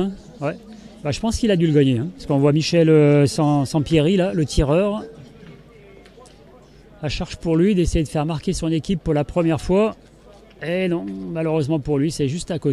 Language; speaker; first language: French; native; French